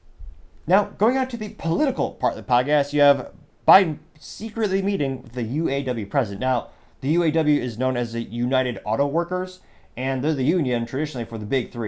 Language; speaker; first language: English; native; English